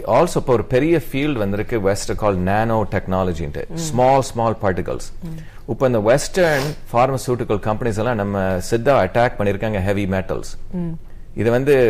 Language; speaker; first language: Tamil; native; Tamil